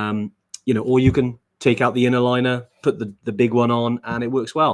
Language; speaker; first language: English; native; English